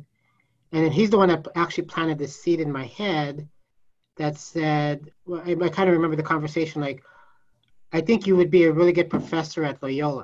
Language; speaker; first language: English; native; English